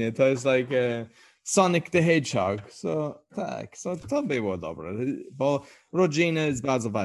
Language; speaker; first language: Polish; non-native, learner; English